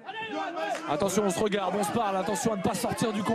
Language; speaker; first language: French; native; French